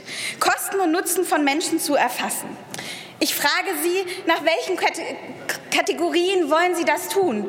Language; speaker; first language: German; early bilingual, other home language; Persian